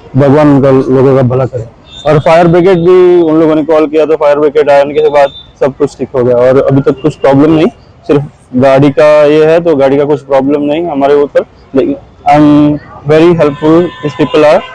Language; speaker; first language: Hindi; non-native, local second language; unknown